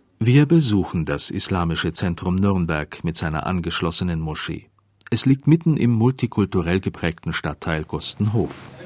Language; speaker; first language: German; native; German